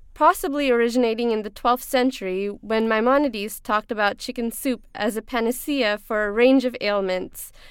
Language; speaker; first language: English; non-native, local second language; Urdu